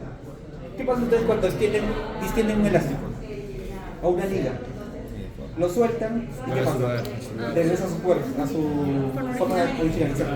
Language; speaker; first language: Spanish; native; Spanish